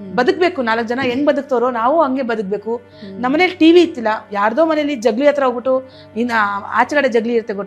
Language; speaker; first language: Kannada; non-native, local second language; Urdu